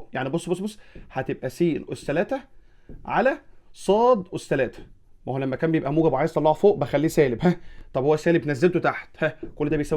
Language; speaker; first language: Arabic; native; Arabic